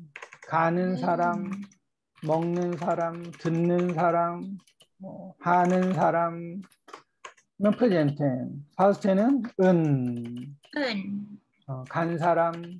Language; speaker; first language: Korean; native; Korean